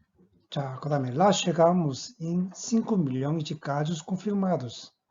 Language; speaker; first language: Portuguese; non-native, fluent; Korean